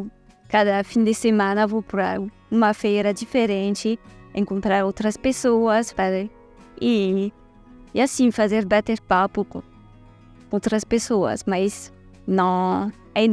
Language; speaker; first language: Portuguese; non-native, fluent; French